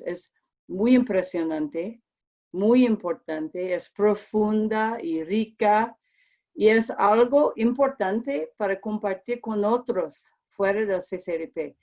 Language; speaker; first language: Spanish; non-native, learner; English